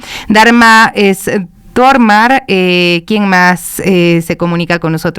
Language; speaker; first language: Spanish; native; Spanish